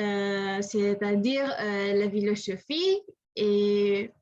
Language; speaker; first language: French; non-native, learner; English